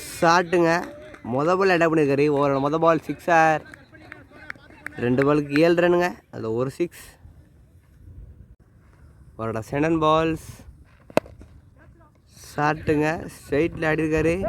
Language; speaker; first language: Tamil; native; Tamil